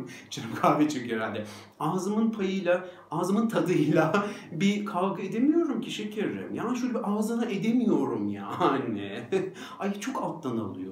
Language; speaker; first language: Turkish; native; Turkish